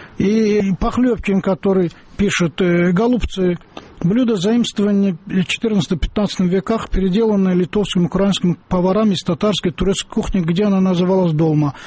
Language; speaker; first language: Russian; non-native, local second language; Azerbaijani